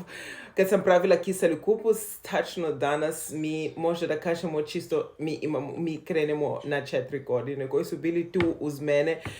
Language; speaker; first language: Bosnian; non-native, learner; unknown